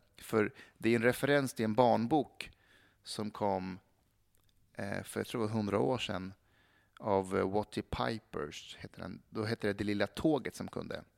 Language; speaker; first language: Swedish; early bilingual, other home language; Persian